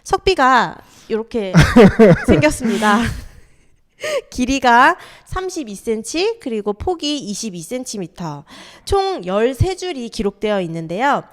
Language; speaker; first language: Korean; native; Korean